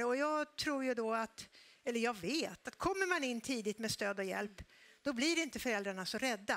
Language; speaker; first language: Swedish; native; Swedish